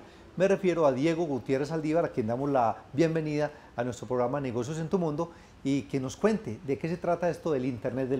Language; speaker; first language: Spanish; native; Spanish